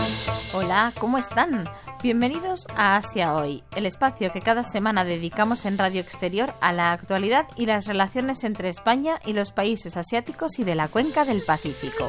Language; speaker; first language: Spanish; native; Spanish